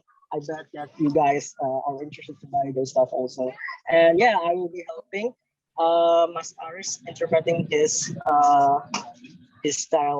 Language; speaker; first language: English; non-native, fluent; Indonesian